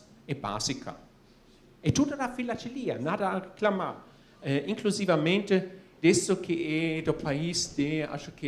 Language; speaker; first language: Portuguese; non-native, fluent; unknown